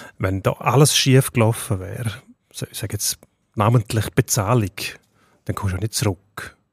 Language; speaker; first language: German; native; German